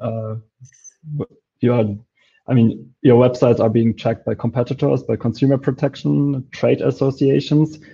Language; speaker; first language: English; non-native, fluent; Polish